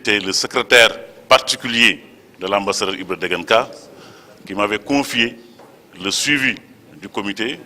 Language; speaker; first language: French; non-native, local second language; Wolof